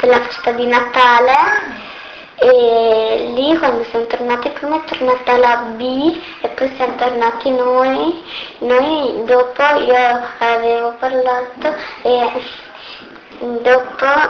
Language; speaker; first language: Italian; early bilingual, other home language; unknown